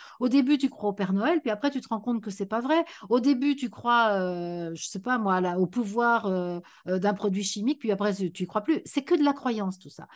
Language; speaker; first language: French; native; French